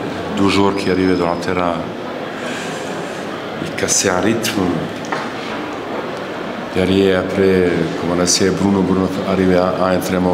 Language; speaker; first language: French; non-native, learner; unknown